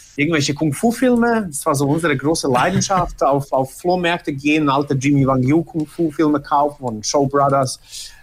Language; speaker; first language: German; early bilingual, other home language; Bosnian